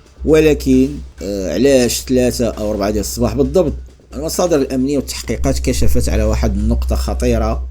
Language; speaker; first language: Arabic; native; Arabic